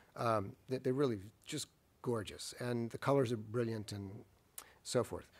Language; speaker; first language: English; native; English